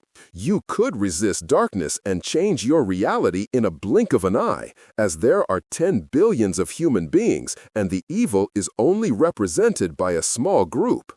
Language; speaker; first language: English; non-native, fluent; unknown